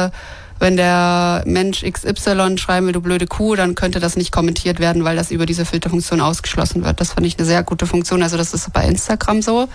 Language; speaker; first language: German; native; German